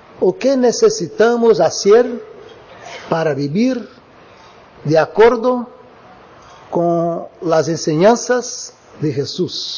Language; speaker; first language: Spanish; non-native, learner; Portuguese